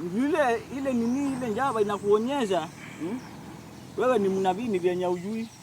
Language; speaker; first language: Swahili; native; Swahili